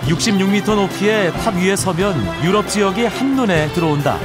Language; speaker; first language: Korean; native; Korean